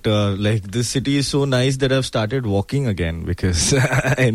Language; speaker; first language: English; non-native, local second language; Bangla